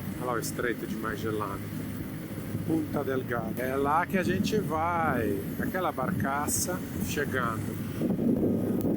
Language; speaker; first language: Portuguese; non-native, fluent; Italian